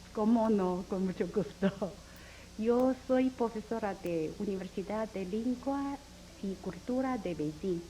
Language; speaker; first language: Spanish; non-native, learner; Chinese